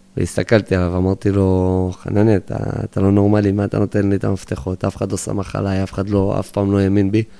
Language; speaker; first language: Hebrew; early bilingual, other home language; English